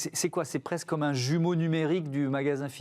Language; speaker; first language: French; native; French